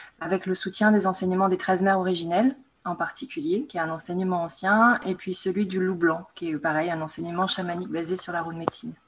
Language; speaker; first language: French; native; French